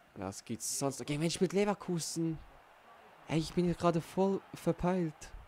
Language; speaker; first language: German; early bilingual, other home language; Portuguese